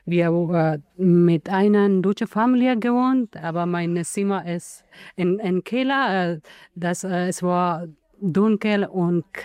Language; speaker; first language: German; non-native, learner; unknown